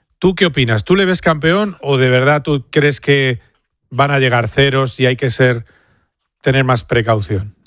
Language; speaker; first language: Spanish; native; Spanish